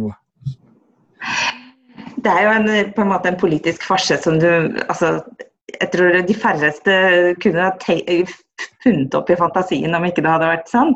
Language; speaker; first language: Norwegian; native; Norwegian